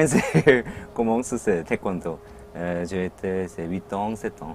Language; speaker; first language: French; non-native, learner; Korean